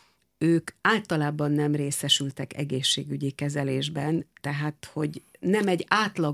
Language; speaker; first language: Hungarian; native; Hungarian